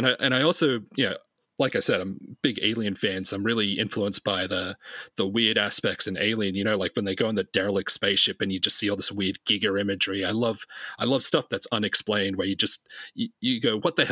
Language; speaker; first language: English; native; English